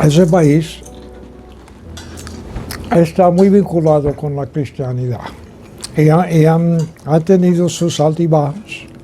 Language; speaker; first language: Spanish; non-native, fluent; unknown